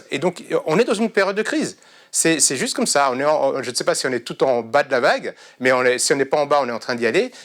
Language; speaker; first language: French; early bilingual, other home language; Serbian